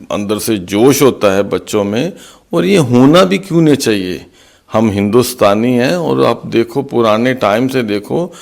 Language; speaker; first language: Hindi; non-native, local second language; Punjabi